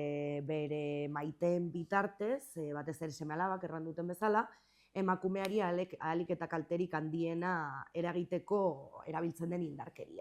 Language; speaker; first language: Basque; native; Basque